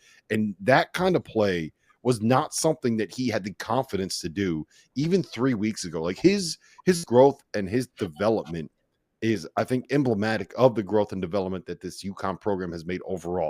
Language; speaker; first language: English; native; English